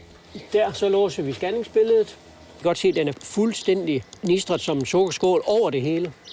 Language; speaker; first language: Danish; native; Danish